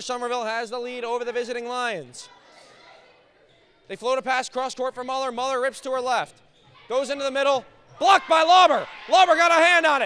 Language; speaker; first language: English; native; English